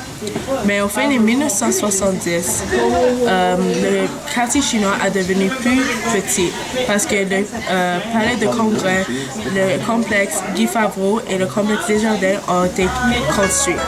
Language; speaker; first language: French; non-native, local second language; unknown